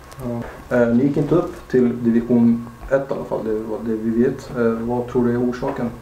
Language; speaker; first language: Swedish; native; Swedish